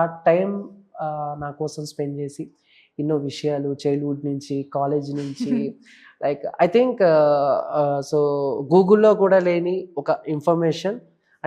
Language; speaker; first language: Telugu; native; Telugu